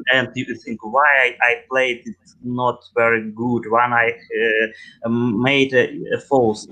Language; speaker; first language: English; non-native, learner; Russian